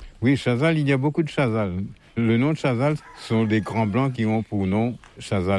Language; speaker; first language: French; non-native, local second language; Morisyen